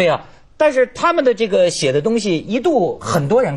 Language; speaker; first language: Chinese; native; Chinese